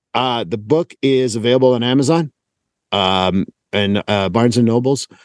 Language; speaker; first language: English; native; English